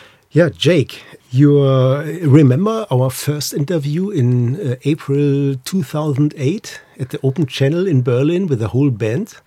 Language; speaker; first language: English; non-native, learner; German